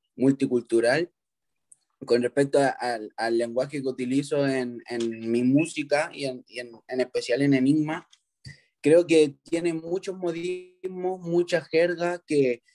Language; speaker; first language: Spanish; native; Spanish